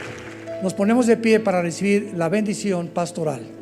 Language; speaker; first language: Spanish; native; Spanish